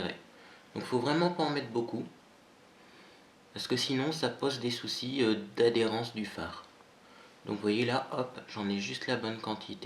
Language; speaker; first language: French; native; French